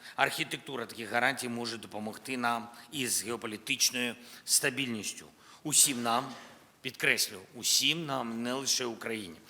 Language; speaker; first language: Ukrainian; non-native, local second language; Russian